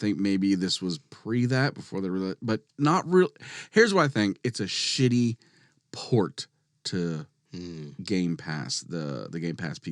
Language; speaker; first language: English; native; English